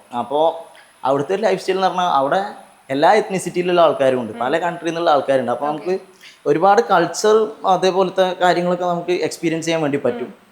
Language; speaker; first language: Malayalam; native; Malayalam